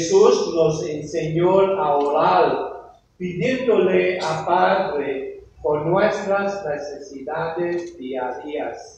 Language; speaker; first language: Spanish; non-native, learner; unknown